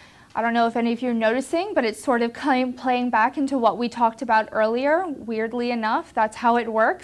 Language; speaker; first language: English; native; English